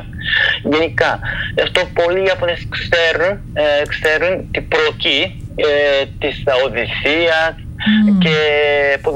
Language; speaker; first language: Greek; non-native, fluent; Japanese